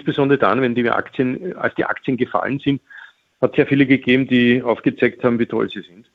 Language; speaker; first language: German; native; German